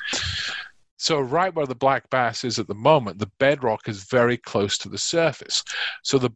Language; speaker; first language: English; native; English